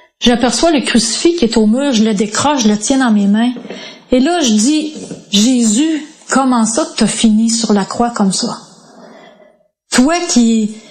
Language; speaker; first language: French; native; French